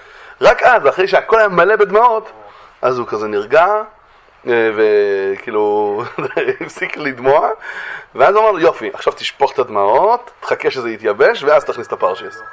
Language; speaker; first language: Hebrew; native; Hebrew